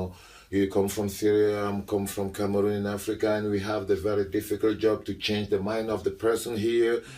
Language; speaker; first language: English; non-native, local second language; French